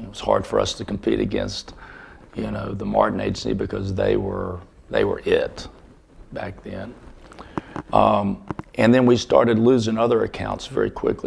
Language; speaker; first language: English; native; English